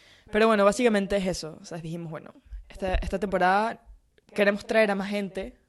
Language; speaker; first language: Spanish; native; Spanish